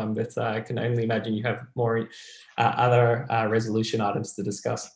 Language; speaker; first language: English; native; English